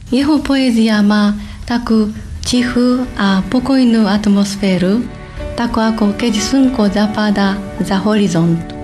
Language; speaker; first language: Slovak; non-native, fluent; Japanese